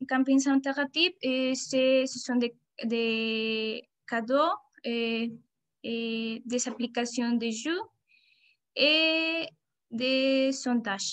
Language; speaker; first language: French; non-native, learner; Spanish